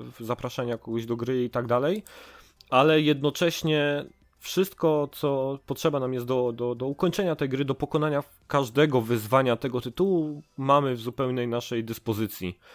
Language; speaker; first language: Polish; native; Polish